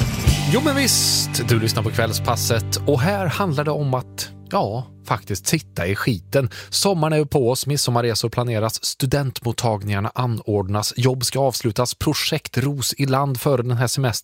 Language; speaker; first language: Swedish; native; Swedish